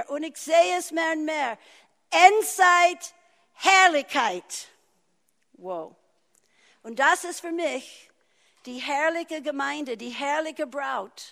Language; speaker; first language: German; non-native, fluent; English